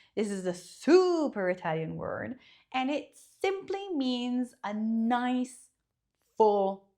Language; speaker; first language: English; non-native, fluent; Italian